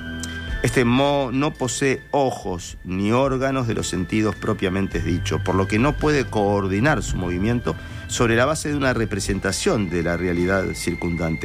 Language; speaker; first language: Spanish; native; Spanish